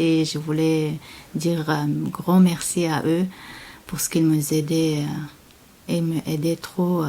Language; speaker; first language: French; non-native, learner; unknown